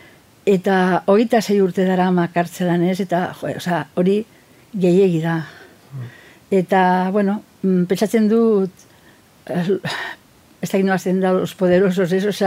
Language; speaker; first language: Basque; non-native, fluent; Catalan